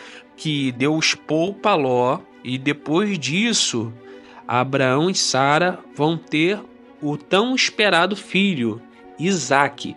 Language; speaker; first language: Portuguese; native; Portuguese